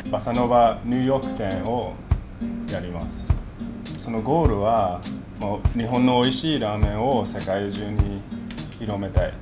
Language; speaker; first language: Japanese; early bilingual, other home language; English